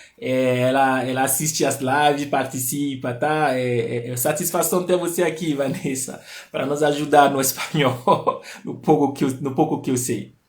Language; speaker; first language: Portuguese; non-native, fluent; Fon